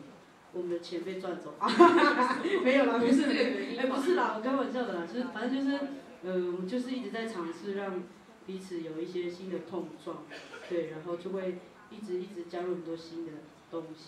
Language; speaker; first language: Chinese; native; Chinese